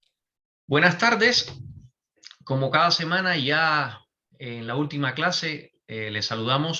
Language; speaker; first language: Spanish; native; Spanish